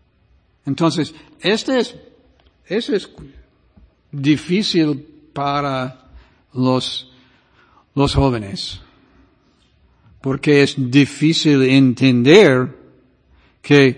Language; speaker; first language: Spanish; non-native, fluent; English